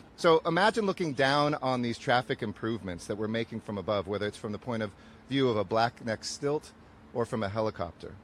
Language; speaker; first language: English; native; English